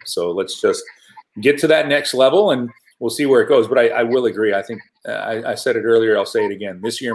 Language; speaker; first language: English; native; English